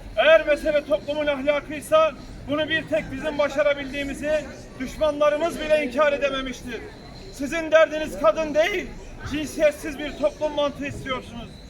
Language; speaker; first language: Turkish; native; Turkish